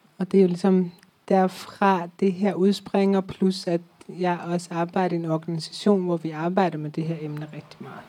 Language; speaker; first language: Danish; early bilingual, other home language; Persian